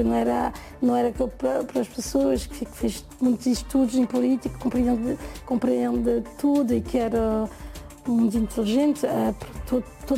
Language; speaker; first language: Portuguese; non-native, fluent; French